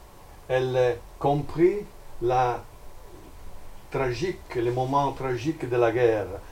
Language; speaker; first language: French; non-native, fluent; Italian